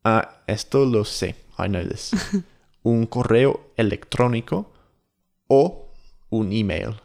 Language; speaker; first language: Spanish; non-native, fluent; English